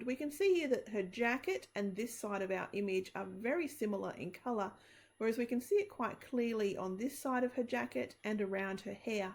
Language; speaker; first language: English; native; English